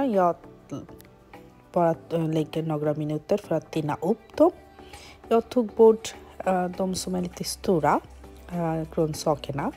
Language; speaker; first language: Swedish; non-native, learner; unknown